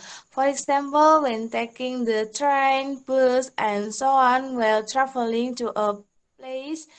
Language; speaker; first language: English; non-native, learner; Indonesian